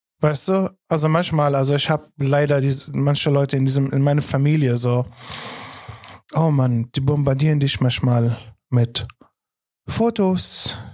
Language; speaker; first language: German; non-native, fluent; Arabic